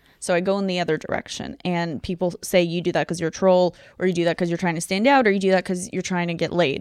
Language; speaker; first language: English; non-native, fluent; Russian